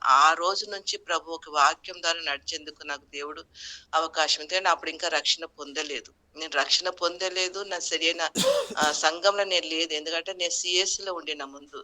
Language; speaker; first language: Telugu; non-native, local second language; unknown